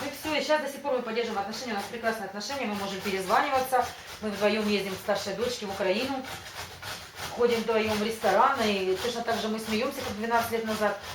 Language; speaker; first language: Russian; native; Russian